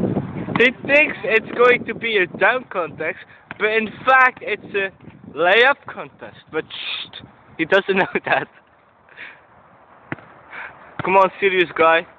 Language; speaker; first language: English; non-native, learner; Dutch